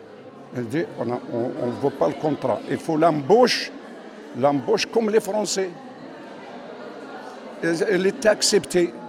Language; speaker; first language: French; non-native, fluent; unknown